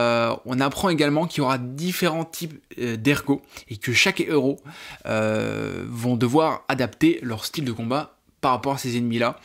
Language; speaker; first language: French; native; French